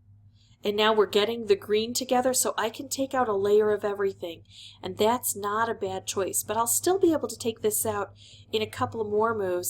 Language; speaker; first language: English; native; English